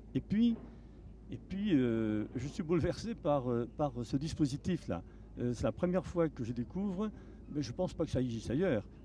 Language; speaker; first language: French; native; French